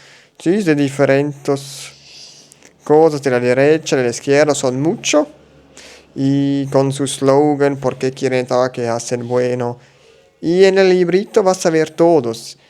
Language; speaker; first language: Spanish; non-native, learner; German